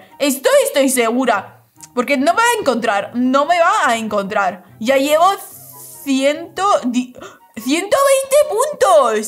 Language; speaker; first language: Spanish; non-native, fluent; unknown